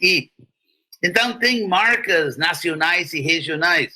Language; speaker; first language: Portuguese; non-native, fluent; English